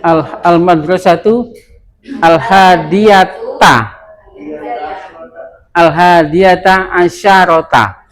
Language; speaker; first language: Arabic; non-native, fluent; Indonesian